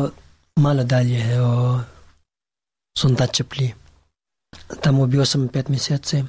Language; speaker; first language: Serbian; non-native, learner; Pashto